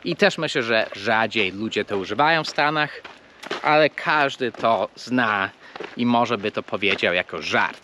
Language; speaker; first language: Polish; non-native, fluent; English